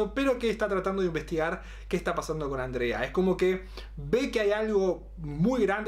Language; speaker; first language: Spanish; native; Spanish